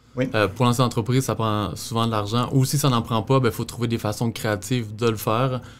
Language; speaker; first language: French; native; French